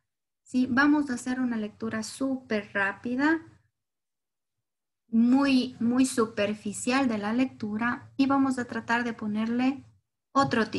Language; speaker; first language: Spanish; native; Spanish